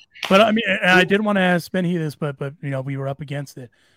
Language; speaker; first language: English; early bilingual, other home language; Spanish